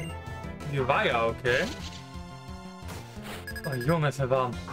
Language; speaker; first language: German; native; German